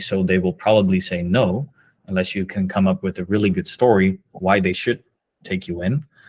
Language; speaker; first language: English; non-native, fluent; Dutch